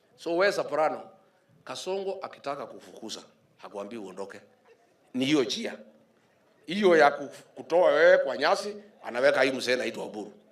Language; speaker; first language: Swahili; non-native, local second language; Kikuyu